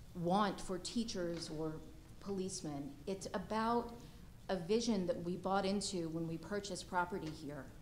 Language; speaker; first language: English; native; English